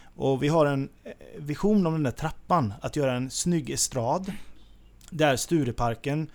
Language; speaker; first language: Swedish; native; Swedish